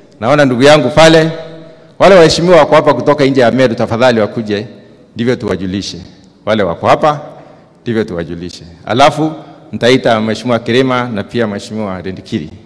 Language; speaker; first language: Swahili; non-native, local second language; Meru